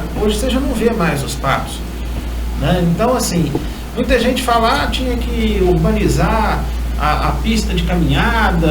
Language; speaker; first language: Portuguese; native; Portuguese